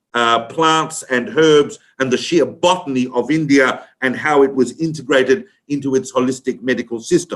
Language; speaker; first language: English; native; English